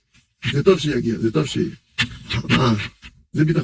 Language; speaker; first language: Hebrew; non-native, fluent; French